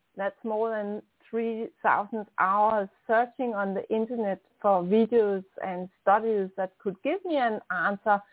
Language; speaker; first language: English; non-native, fluent; Danish